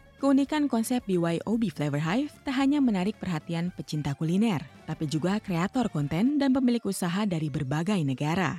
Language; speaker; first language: Indonesian; native; Indonesian